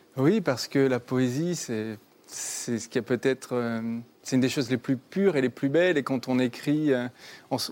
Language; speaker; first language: French; native; French